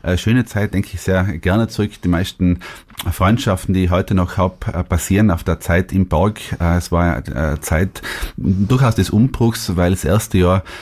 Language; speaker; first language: German; native; German